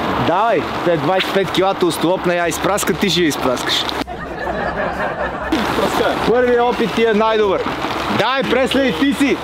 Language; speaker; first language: Bulgarian; native; Bulgarian